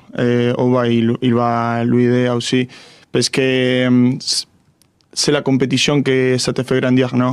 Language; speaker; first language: French; non-native, fluent; Spanish